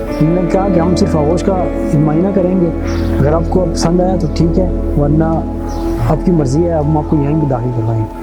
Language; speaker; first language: Urdu; non-native, local second language; Pahari-Potwari